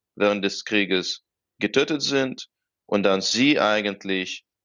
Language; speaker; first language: German; non-native, fluent; Russian